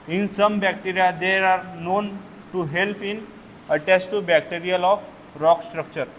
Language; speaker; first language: English; non-native, local second language; Marathi